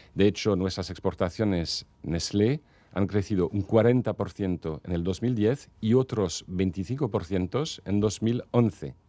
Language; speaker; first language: Spanish; non-native, fluent; French